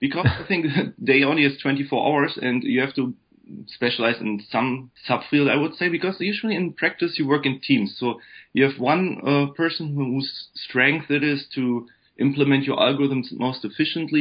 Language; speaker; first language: English; non-native, fluent; German